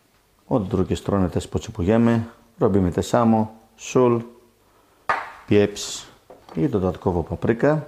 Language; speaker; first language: Polish; non-native, fluent; Greek